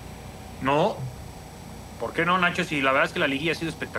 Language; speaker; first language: Spanish; native; Spanish